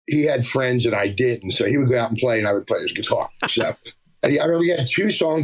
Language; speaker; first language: English; native; English